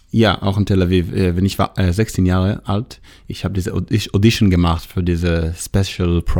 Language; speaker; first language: German; non-native, learner; Hebrew